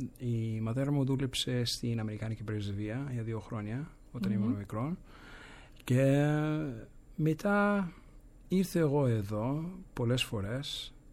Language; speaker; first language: Greek; early bilingual, heritage; English